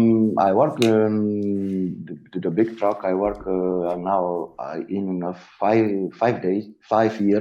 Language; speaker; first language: English; non-native, learner; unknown